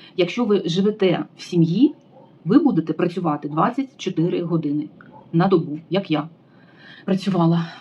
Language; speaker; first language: Ukrainian; native; Ukrainian